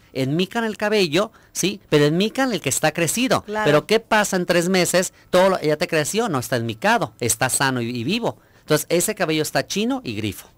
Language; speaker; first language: Spanish; native; Spanish